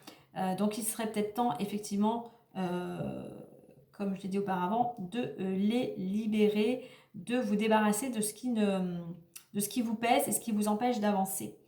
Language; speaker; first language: French; native; French